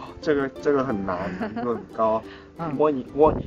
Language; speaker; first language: Chinese; non-native, fluent; Korean